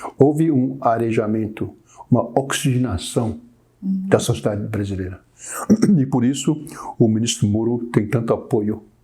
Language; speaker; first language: Portuguese; early bilingual, other home language; Chinese